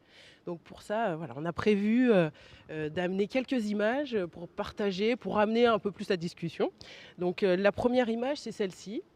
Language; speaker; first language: French; native; French